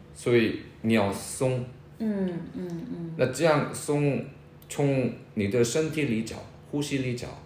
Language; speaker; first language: Chinese; non-native, fluent; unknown